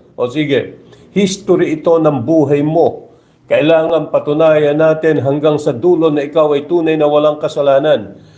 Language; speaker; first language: Filipino; native; Filipino